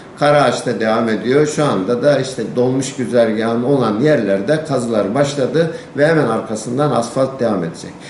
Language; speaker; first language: Turkish; native; Turkish